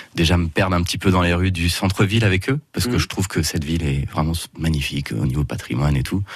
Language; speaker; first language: French; native; French